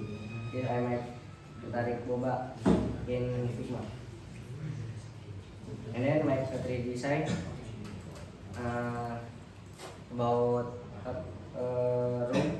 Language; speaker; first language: English; non-native, learner; Indonesian